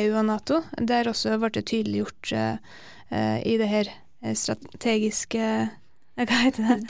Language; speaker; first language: Norwegian; native; Norwegian